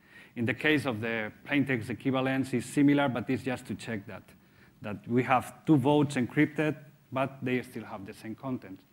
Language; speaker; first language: English; non-native, fluent; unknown